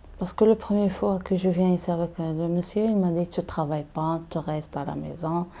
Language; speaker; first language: French; non-native, learner; Arabic